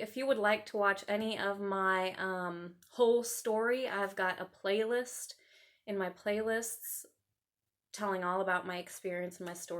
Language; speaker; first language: English; native; English